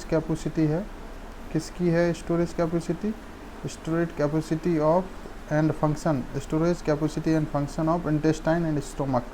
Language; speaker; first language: Hindi; native; Hindi